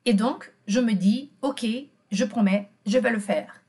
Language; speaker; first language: French; non-native, fluent; Portuguese